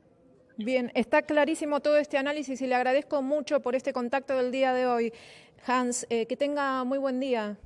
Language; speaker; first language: Spanish; native; Spanish